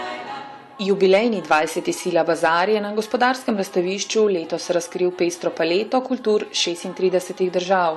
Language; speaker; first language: Slovenian; native; Slovenian